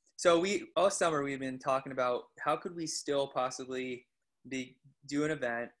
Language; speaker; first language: English; native; English